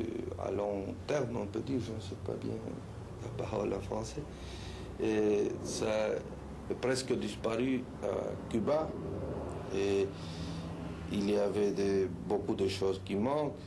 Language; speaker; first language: French; non-native, learner; Spanish